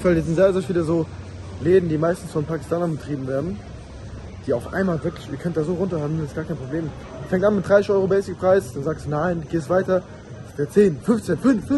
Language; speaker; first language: German; native; German